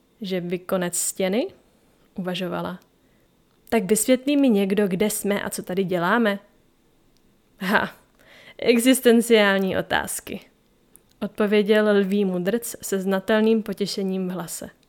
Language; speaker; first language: Czech; native; Czech